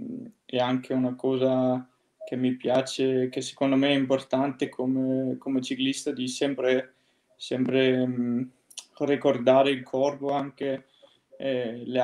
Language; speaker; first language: Italian; non-native, fluent; Danish